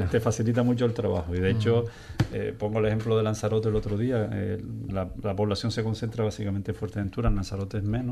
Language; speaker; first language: Spanish; native; Spanish